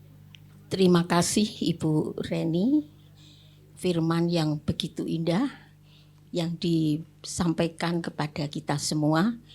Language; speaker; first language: Indonesian; native; Indonesian